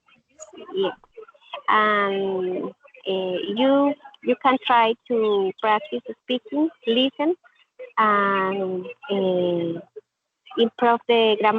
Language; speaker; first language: English; non-native, learner; Spanish